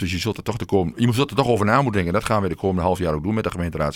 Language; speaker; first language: Dutch; native; Dutch